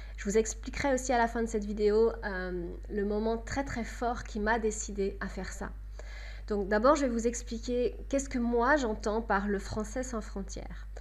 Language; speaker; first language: French; native; French